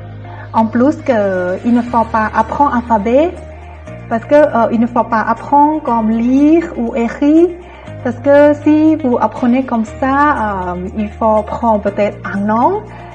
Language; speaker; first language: French; non-native, fluent; Thai